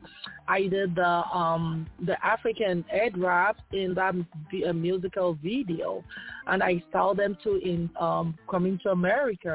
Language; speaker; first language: English; non-native, local second language; Yoruba